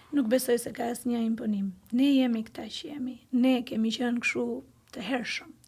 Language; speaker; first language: Albanian; non-native, local second language; Greek